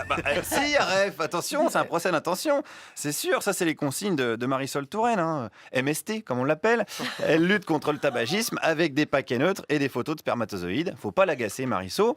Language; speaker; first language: French; native; French